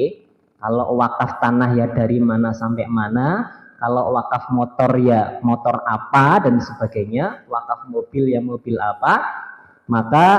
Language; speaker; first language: Indonesian; native; Indonesian